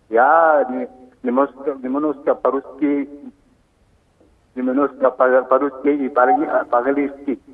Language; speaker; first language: Russian; non-native, learner; Indonesian